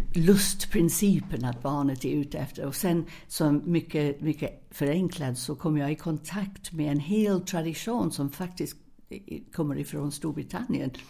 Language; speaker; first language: Swedish; non-native, fluent; English